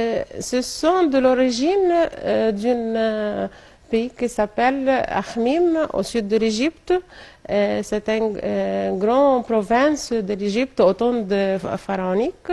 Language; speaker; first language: French; non-native, fluent; Arabic